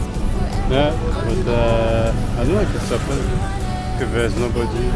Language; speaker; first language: English; non-native, fluent; French